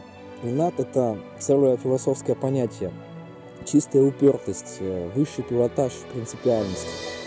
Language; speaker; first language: Russian; native; Russian